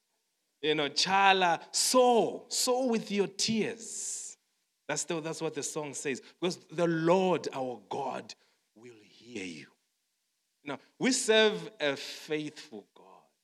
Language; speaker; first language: English; non-native, local second language; Shona